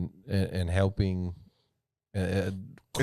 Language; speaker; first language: English; native; English